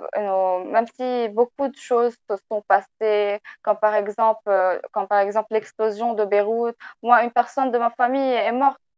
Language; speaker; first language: French; non-native, local second language; Arabic